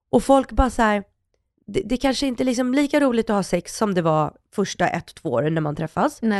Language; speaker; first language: Swedish; early bilingual, other home language; Russian